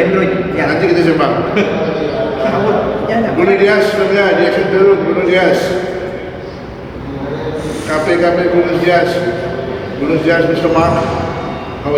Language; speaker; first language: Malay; non-native, local second language; Tamil